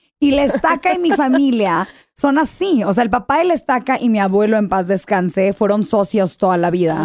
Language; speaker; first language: Spanish; early bilingual, heritage; English